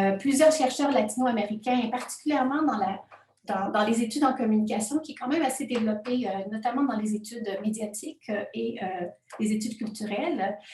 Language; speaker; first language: French; non-native, fluent; Spanish